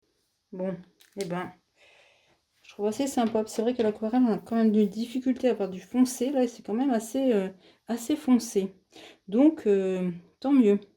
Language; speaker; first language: French; native; French